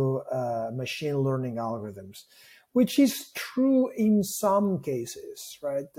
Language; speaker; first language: English; non-native, fluent; Catalan